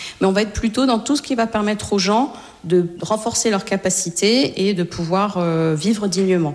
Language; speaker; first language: French; native; French